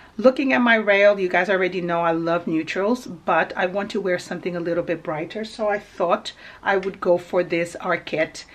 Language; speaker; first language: English; early bilingual, other home language; Portuguese